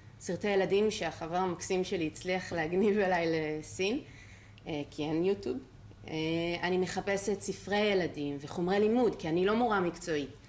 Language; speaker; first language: Hebrew; native; Hebrew